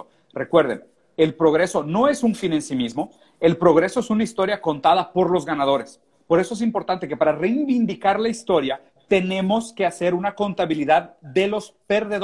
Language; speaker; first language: Spanish; native; Spanish